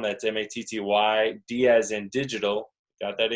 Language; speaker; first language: English; native; English